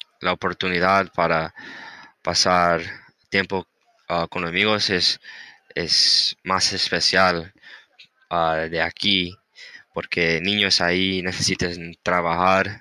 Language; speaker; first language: Spanish; non-native, learner; English